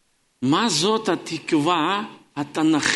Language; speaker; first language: Hebrew; non-native, fluent; Russian